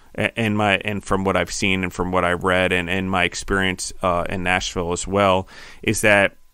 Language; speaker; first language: English; native; English